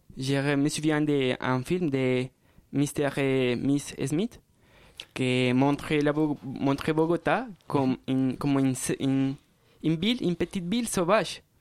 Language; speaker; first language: French; non-native, learner; Spanish